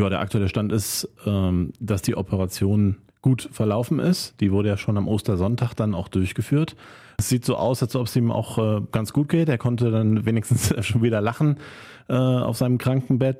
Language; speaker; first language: German; native; German